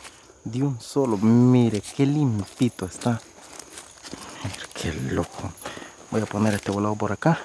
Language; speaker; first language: Spanish; native; Spanish